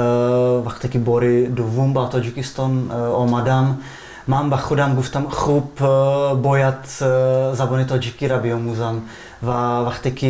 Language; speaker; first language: Persian; non-native, fluent; Czech